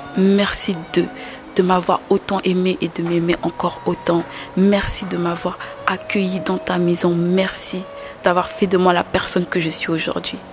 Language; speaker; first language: French; early bilingual, other home language; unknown